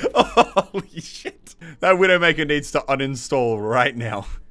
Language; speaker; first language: English; native; English